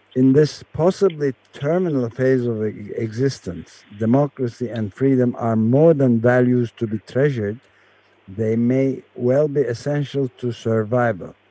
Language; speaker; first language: English; non-native, fluent; Turkish